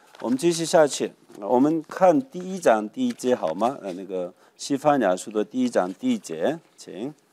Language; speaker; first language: Chinese; non-native, fluent; Korean